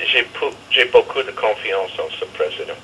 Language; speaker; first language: French; non-native, fluent; English